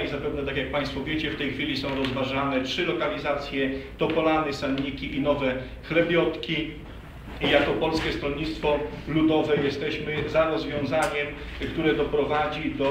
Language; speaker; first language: Polish; native; Polish